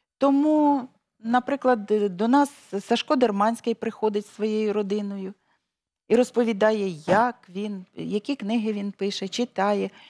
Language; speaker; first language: Ukrainian; native; Ukrainian